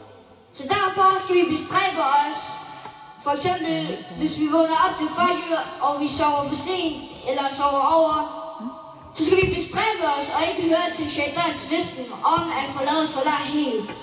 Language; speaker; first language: Danish; non-native, learner; Malay